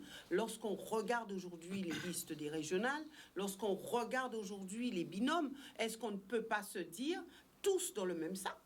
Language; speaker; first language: French; native; French